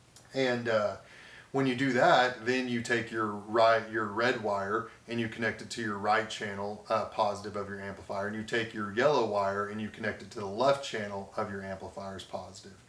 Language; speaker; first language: English; native; English